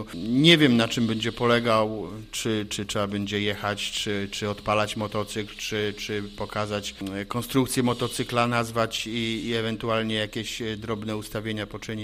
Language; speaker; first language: Polish; native; Polish